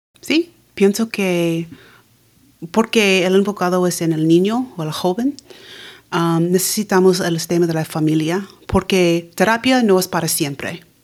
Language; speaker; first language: Spanish; early bilingual, heritage; Spanish